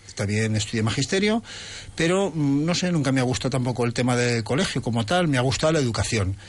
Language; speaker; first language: Spanish; native; Spanish